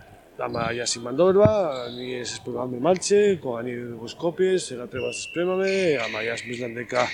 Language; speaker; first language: Macedonian; non-native, learner; Spanish